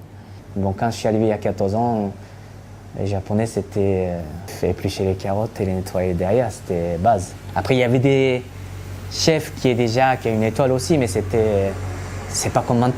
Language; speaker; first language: French; non-native, fluent; Japanese